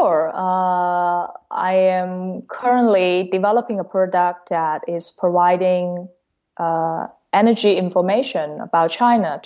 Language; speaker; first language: English; non-native, fluent; Cantonese